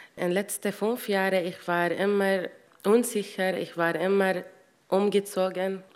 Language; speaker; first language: German; non-native, learner; Arabic